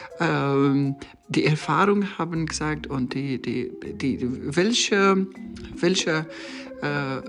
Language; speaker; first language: German; non-native, learner; Persian